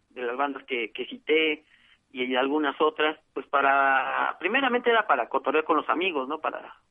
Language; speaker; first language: Spanish; native; Spanish